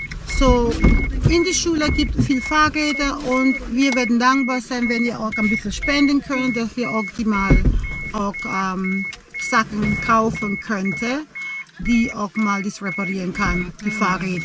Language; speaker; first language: German; non-native, fluent; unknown